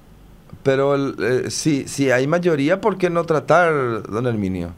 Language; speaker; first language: Spanish; native; Spanish